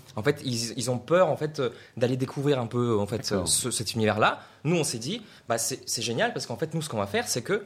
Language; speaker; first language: French; non-native, fluent; Russian